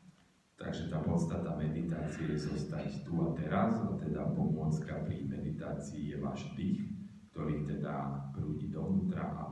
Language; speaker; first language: Slovak; native; Slovak